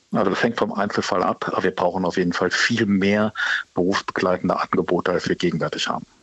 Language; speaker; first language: German; native; German